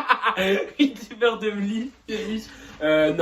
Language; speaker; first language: French; native; French